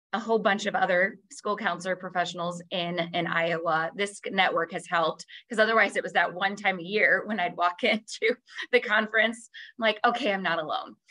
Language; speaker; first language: English; native; English